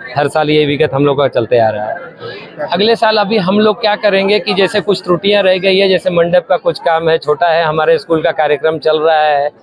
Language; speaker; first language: Hindi; native; Hindi